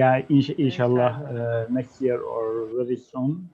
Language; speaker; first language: English; non-native, fluent; Turkish